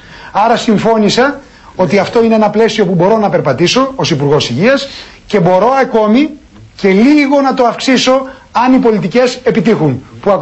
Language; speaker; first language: Greek; native; Greek